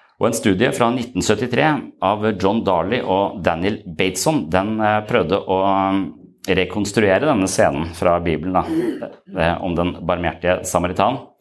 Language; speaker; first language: Norwegian; native; Norwegian